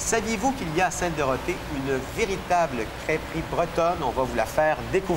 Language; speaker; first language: French; native; French